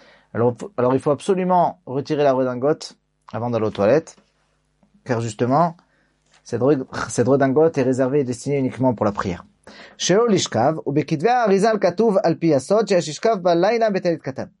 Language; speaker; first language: French; native; French